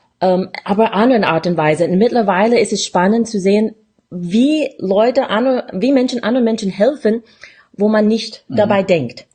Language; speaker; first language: German; non-native, fluent; English